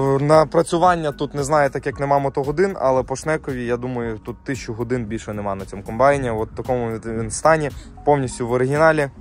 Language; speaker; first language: Ukrainian; non-native, local second language; Russian